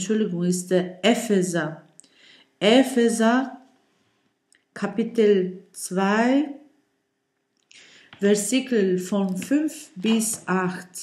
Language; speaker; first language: German; non-native, learner; Portuguese